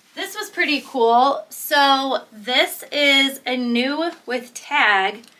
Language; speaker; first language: English; native; English